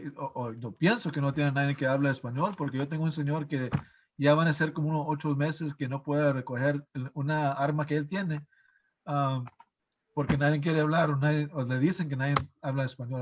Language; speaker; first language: Spanish; early bilingual, heritage; English